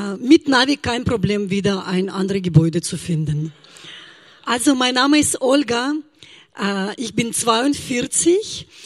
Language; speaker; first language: German; non-native, fluent; Russian